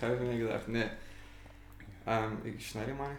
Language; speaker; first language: German; non-native, fluent; Bulgarian